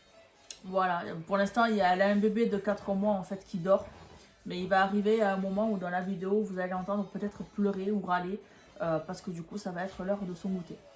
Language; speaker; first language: French; native; French